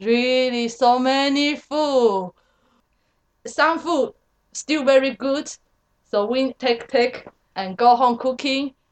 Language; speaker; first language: English; non-native, learner; Chinese